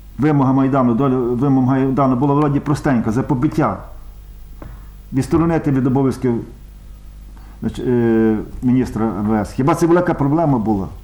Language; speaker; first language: Ukrainian; native; Ukrainian